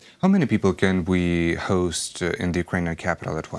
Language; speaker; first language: English; non-native, fluent; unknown